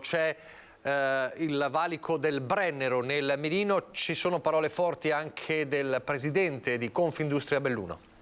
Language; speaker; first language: Italian; native; Italian